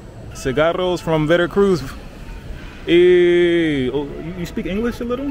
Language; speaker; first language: English; native; English